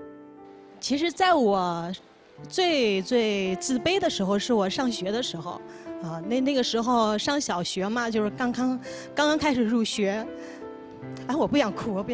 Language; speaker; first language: Chinese; native; Chinese